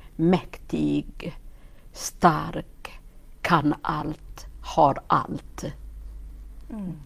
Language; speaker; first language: Swedish; non-native, fluent; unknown